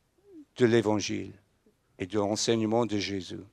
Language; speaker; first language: French; non-native, fluent; English